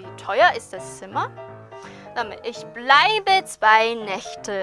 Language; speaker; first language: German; non-native, fluent; Korean